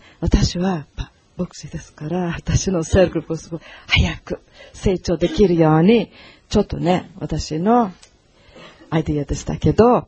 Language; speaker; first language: Japanese; non-native, learner; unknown